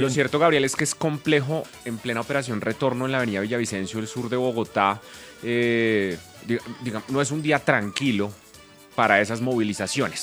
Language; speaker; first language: Spanish; native; Spanish